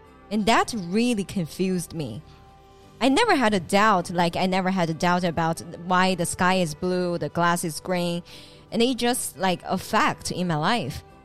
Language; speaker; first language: English; non-native, fluent; Chinese